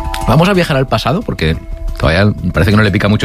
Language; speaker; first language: Spanish; native; Spanish